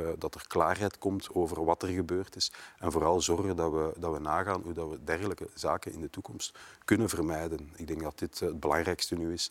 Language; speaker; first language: Dutch; native; Dutch